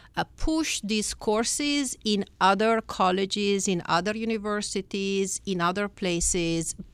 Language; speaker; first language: English; non-native, fluent; Italian